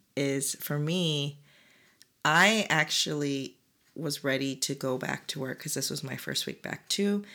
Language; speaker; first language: English; early bilingual, other home language; Korean